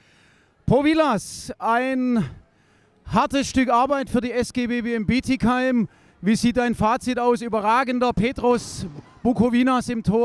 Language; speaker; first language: German; native; German